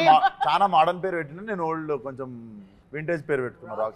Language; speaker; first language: Telugu; native; Telugu